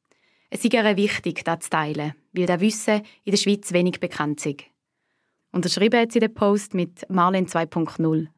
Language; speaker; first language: German; native; German